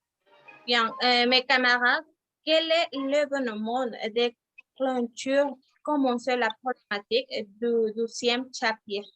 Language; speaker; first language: French; non-native, learner; Spanish